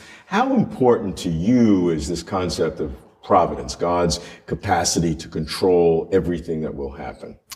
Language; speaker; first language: English; native; English